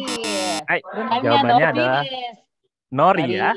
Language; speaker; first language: Indonesian; native; Indonesian